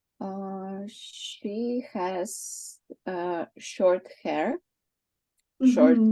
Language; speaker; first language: English; non-native, learner; Ukrainian